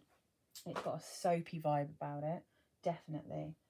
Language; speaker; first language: English; native; English